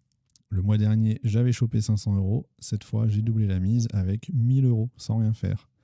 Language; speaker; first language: French; native; French